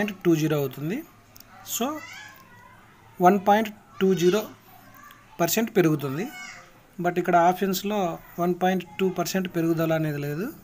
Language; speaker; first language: Telugu; native; Telugu